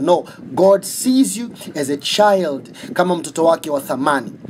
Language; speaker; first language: English; non-native, local second language; Swahili